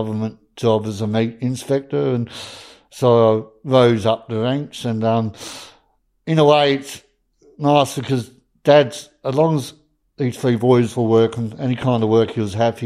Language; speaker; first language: English; native; English